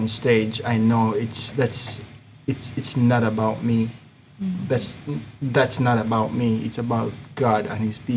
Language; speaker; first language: English; non-native, local second language; Ganda